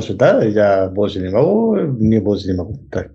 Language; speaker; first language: Russian; non-native, learner; Spanish